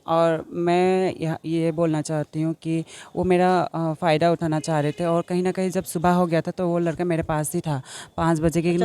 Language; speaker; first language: Hindi; non-native, local second language; Assamese